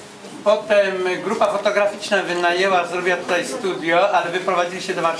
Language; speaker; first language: Polish; native; Polish